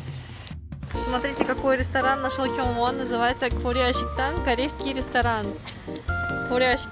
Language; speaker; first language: Russian; early bilingual, heritage; Russian